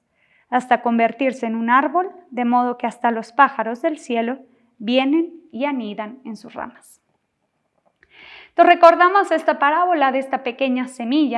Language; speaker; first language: Spanish; native; Spanish